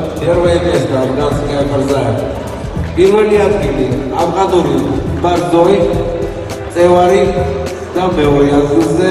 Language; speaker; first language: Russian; non-native, fluent; Georgian